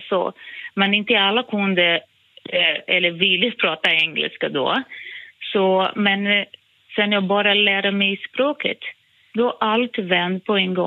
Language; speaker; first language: Swedish; non-native, fluent; Portuguese